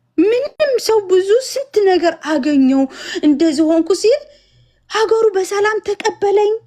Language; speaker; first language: Amharic; non-native, fluent; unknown